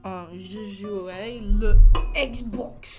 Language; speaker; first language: French; non-native, learner; English